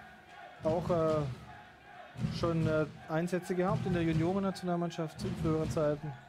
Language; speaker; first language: German; native; German